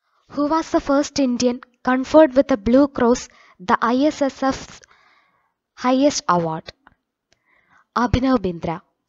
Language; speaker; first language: English; non-native, local second language; Malayalam